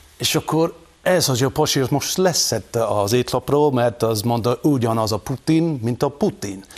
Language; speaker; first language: Hungarian; non-native, fluent; English